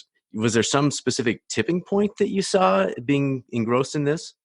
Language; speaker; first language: English; native; English